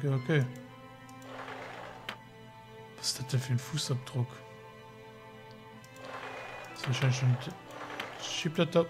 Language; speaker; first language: German; native; German